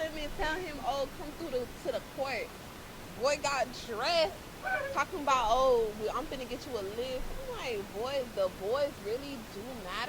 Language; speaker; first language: English; native; English